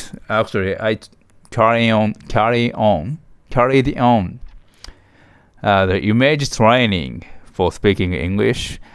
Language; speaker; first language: English; non-native, learner; Japanese